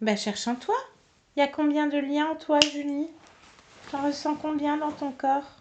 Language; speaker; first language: French; native; French